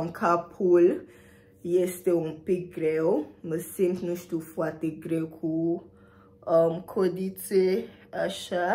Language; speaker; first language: Romanian; non-native, fluent; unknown